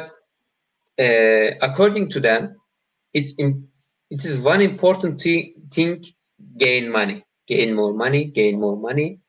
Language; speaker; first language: English; non-native, learner; Turkish